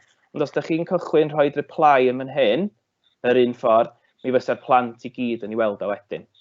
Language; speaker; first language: Welsh; native; Welsh